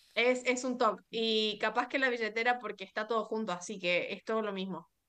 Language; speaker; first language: Spanish; native; Spanish